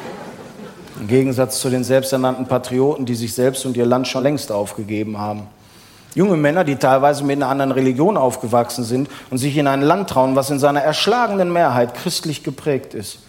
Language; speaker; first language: German; native; German